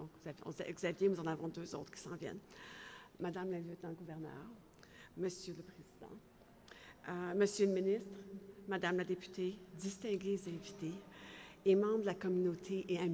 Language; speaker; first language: French; native; French